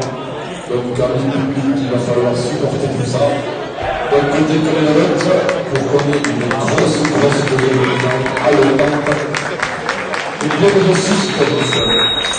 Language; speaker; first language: French; native; French